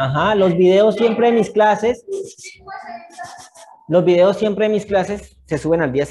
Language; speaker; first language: Spanish; native; Spanish